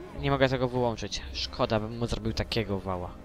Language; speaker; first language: Polish; native; Polish